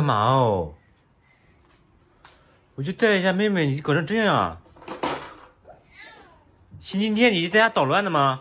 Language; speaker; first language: Chinese; native; Chinese